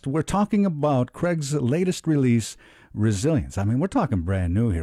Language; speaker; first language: English; native; English